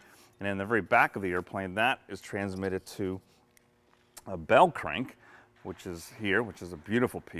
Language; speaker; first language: English; native; English